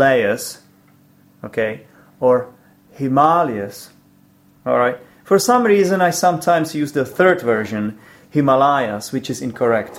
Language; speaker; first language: English; non-native, fluent; Czech